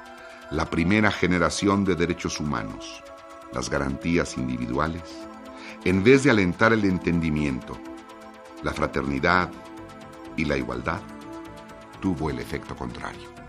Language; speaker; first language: Spanish; native; Spanish